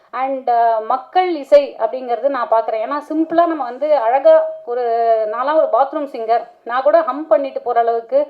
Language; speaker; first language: Tamil; native; Tamil